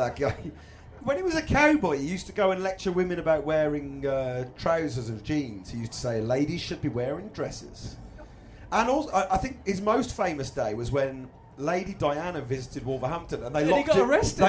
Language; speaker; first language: English; native; English